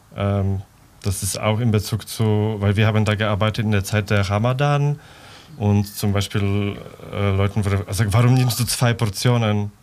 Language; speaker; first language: German; non-native, fluent; Polish